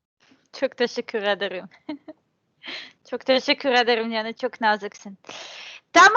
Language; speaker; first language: Turkish; non-native, learner; Serbian